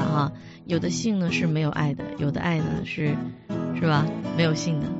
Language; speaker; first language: Chinese; native; Chinese